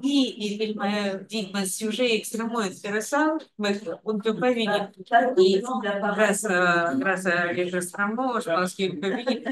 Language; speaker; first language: French; non-native, fluent; Russian